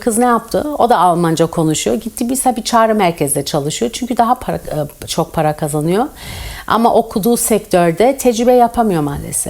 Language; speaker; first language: Turkish; early bilingual, heritage; Turkish